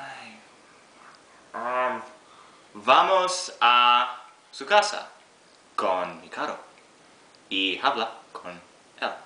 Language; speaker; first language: Spanish; non-native, learner; English